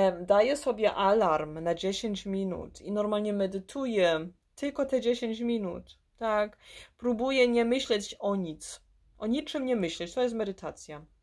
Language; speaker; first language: Polish; early bilingual, heritage; Polish